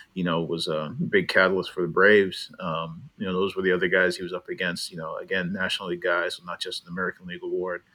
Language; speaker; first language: English; native; English